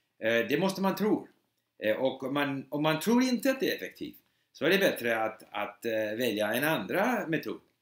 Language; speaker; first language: Swedish; non-native, fluent; English